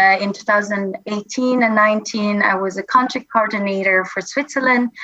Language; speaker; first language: English; non-native, fluent; Indonesian